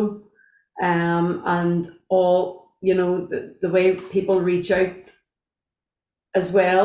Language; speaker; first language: English; native; English